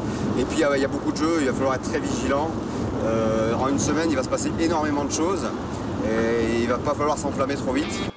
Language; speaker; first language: French; native; French